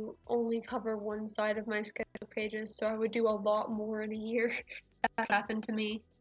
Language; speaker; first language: English; native; English